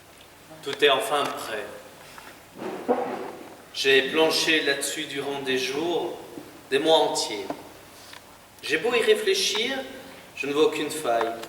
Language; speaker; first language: French; native; French